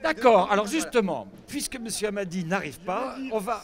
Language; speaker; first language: French; native; French